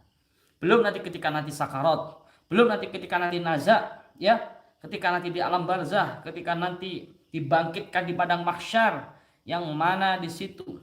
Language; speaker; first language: Indonesian; native; Indonesian